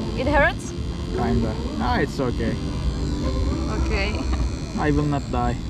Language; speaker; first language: English; non-native, fluent; Slovak